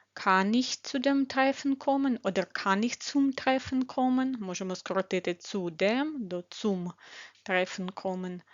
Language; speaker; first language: German; non-native, fluent; Ukrainian